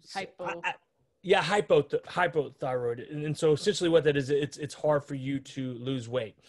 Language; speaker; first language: English; native; English